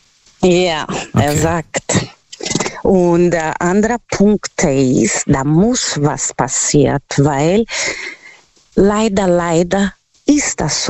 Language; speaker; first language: German; non-native, fluent; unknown